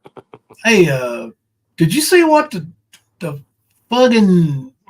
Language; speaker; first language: English; native; English